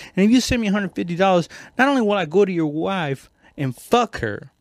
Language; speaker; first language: English; non-native, fluent; Spanish